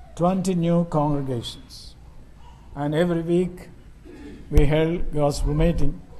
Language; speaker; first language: English; non-native, local second language; Telugu